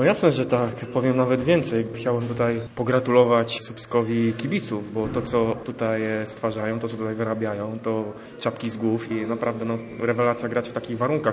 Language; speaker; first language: Polish; native; Polish